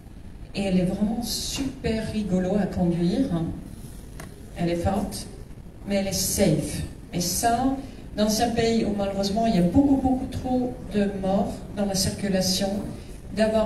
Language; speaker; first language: French; non-native, fluent; Swedish